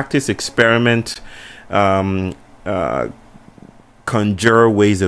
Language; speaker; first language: English; non-native, local second language; Yoruba